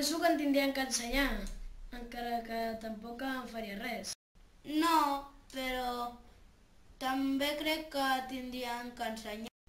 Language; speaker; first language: Catalan; non-native, local second language; Spanish